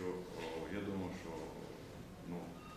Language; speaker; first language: Ukrainian; non-native, fluent; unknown